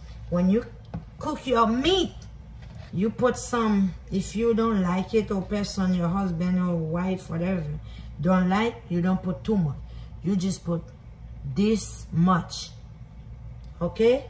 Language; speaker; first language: English; non-native, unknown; Haitian Creole